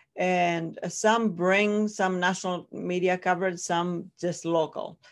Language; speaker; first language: English; non-native, fluent; Greek